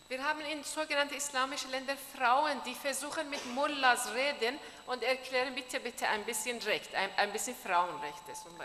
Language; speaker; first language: German; non-native, fluent; Persian